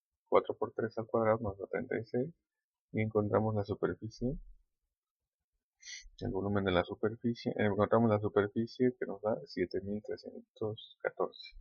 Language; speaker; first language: Spanish; native; Spanish